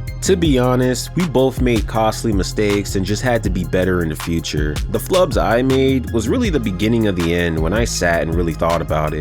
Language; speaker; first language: English; native; English